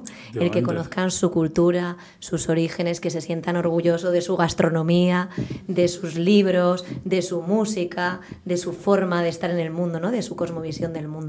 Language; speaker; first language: Spanish; native; Spanish